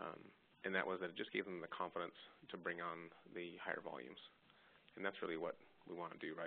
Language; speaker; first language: English; native; English